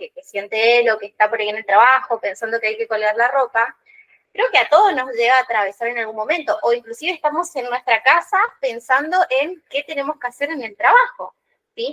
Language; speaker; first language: Spanish; native; Spanish